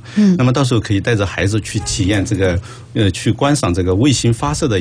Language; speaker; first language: Chinese; native; Chinese